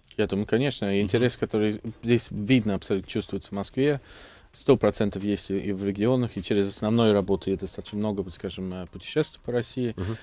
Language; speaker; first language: Russian; non-native, fluent; English